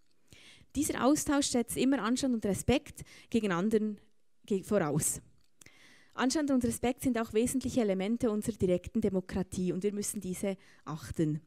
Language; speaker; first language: German; native; German